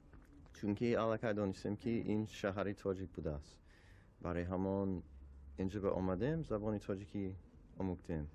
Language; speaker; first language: Persian; non-native, learner; English